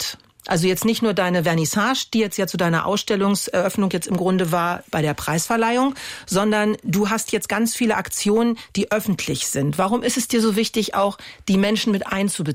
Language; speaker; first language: German; native; German